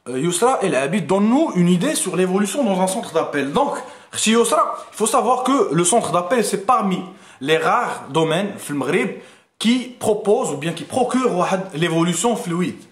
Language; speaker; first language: French; non-native, local second language; Arabic